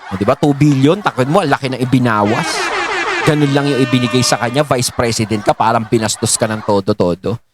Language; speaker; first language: Filipino; native; Filipino